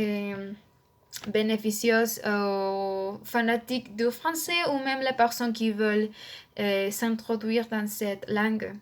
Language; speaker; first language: French; non-native, learner; Spanish